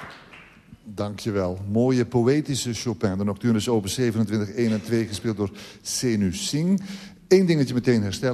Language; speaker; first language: Dutch; native; Dutch